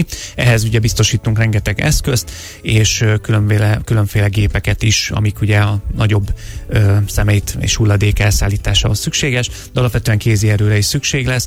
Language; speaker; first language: Hungarian; native; Hungarian